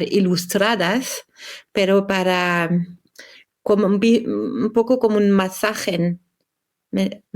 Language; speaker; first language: Spanish; non-native, fluent; French